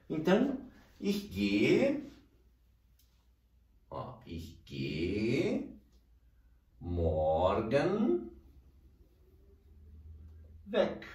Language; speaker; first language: German; non-native, fluent; Portuguese